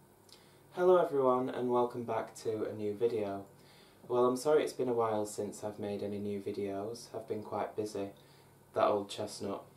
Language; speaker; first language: English; native; English